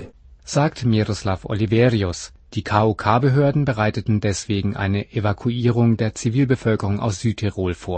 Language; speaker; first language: German; native; German